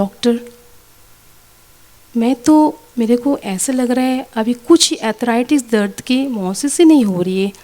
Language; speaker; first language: Hindi; non-native, local second language; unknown